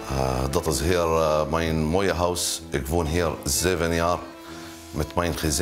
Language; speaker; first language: Dutch; non-native, learner; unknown